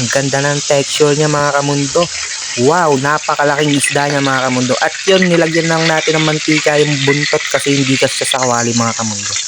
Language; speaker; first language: Filipino; native; Filipino